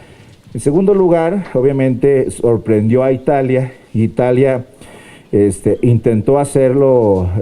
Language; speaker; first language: Spanish; native; Spanish